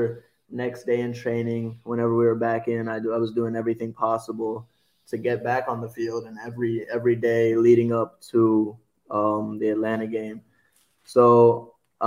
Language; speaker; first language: English; native; English